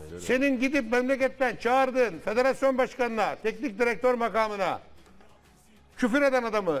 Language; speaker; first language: Turkish; native; Turkish